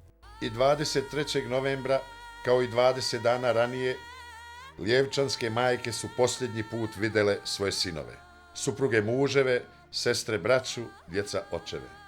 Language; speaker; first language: Bosnian; native; Bosnian